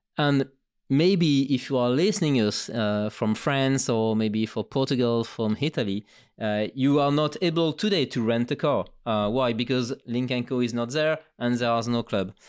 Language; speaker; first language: English; non-native, fluent; French